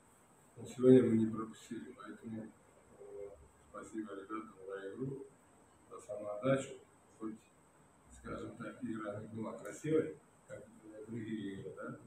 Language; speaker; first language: Russian; non-native, local second language; Uzbek